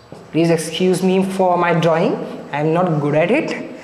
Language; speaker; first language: English; non-native, local second language; Marathi